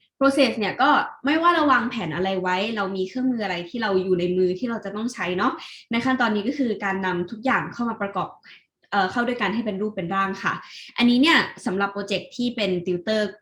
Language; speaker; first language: Thai; native; Thai